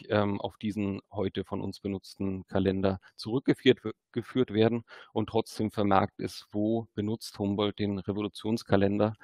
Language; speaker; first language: German; native; German